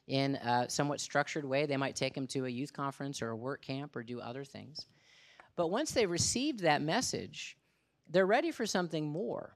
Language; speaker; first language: English; native; English